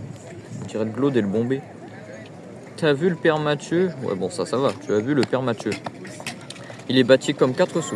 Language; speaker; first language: French; native; French